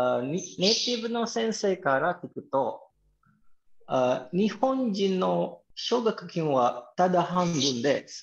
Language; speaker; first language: Japanese; non-native, fluent; Indonesian